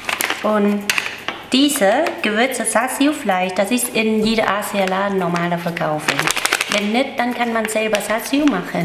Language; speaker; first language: German; non-native, learner; Vietnamese